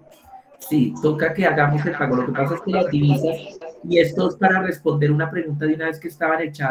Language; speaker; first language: Spanish; native; Spanish